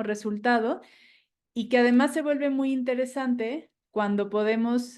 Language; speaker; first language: Spanish; native; Spanish